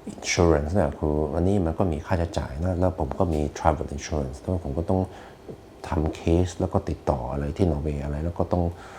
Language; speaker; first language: Thai; non-native, fluent; Norwegian